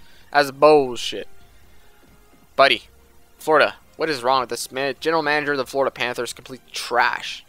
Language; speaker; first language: English; native; English